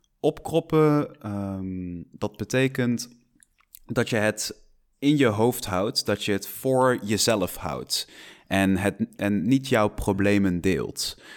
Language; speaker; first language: Dutch; non-native, fluent; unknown